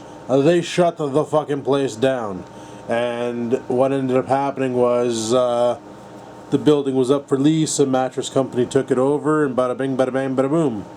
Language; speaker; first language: English; native; English